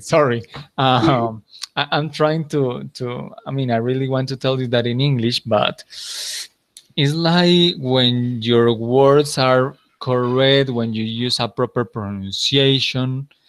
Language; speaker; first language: English; non-native, fluent; Spanish